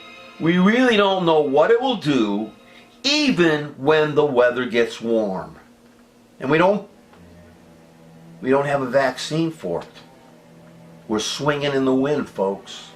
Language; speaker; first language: English; native; English